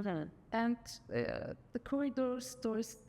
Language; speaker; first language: English; non-native, learner; Turkish